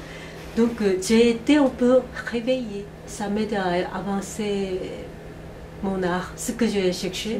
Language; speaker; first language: French; non-native, fluent; Korean